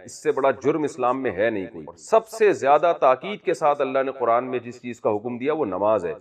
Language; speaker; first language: Urdu; native; Urdu